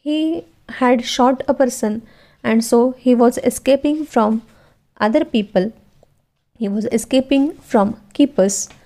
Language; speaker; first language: English; non-native, local second language; Marathi